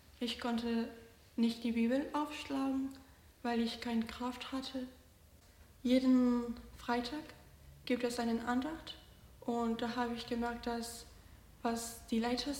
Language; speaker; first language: German; non-native, learner; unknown